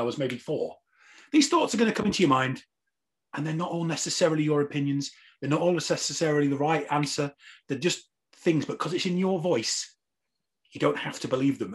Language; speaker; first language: English; native; English